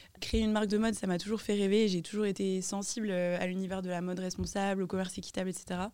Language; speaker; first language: French; native; French